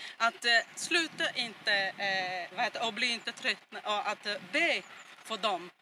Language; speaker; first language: Swedish; non-native, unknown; Portuguese